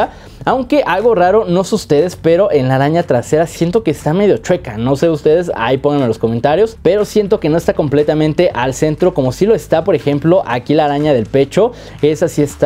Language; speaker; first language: Spanish; native; Spanish